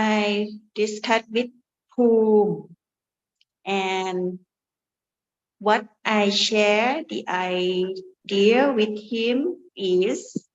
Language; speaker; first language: English; non-native, learner; Thai